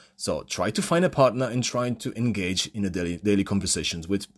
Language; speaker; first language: English; non-native, fluent; Polish